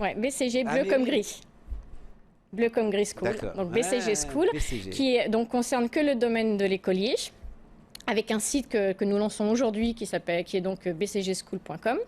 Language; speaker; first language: French; native; French